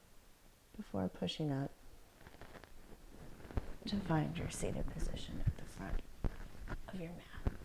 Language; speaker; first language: English; native; English